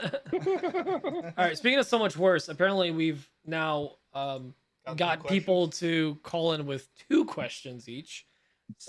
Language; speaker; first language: English; native; English